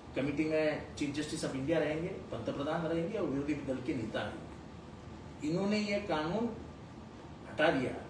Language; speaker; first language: Hindi; non-native, local second language; Marathi